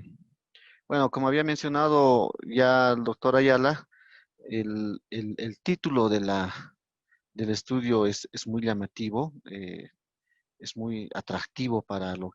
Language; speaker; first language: Spanish; native; Spanish